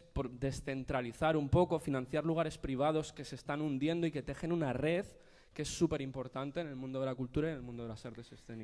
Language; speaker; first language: Spanish; native; Spanish